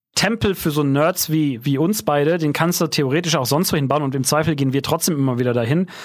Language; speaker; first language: German; native; German